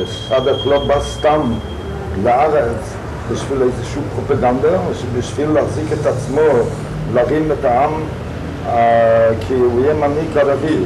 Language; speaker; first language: Hebrew; non-native, fluent; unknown